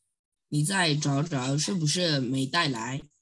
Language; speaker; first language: Chinese; non-native, learner; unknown